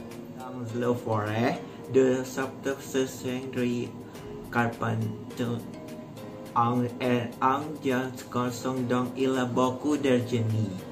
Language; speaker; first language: French; non-native, learner; Indonesian